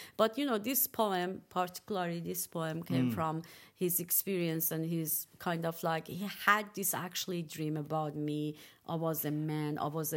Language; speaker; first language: English; non-native, fluent; Persian